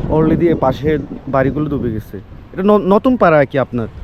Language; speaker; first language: Bangla; native; Bangla